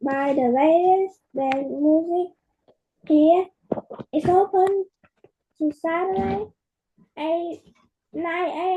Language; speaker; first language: English; non-native, learner; Vietnamese